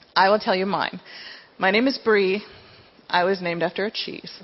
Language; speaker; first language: English; native; English